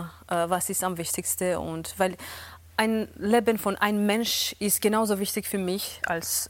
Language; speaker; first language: German; non-native, fluent; Georgian